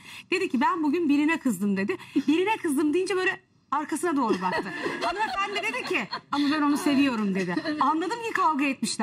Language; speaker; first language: Turkish; native; Turkish